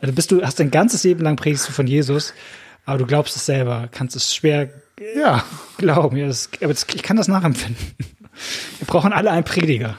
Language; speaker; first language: German; native; German